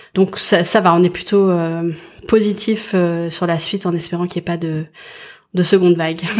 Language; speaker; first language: French; early bilingual, other home language; English